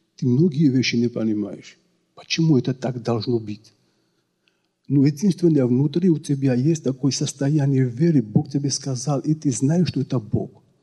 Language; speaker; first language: Russian; non-native, local second language; Georgian